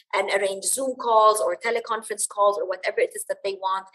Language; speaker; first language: English; early bilingual, other home language; Arabic